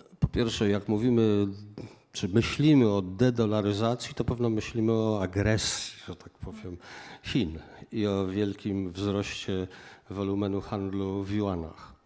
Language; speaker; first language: Polish; native; Polish